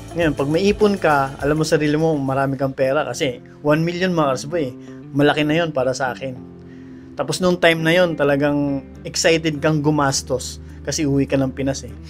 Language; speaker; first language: Filipino; native; Filipino